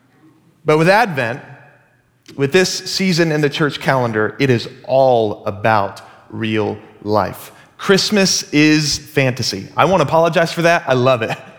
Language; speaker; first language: English; native; English